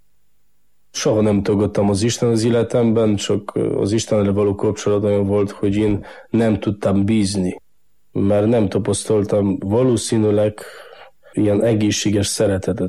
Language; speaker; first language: Hungarian; non-native, fluent; Polish